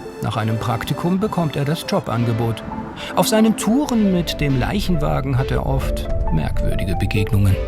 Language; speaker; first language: German; native; German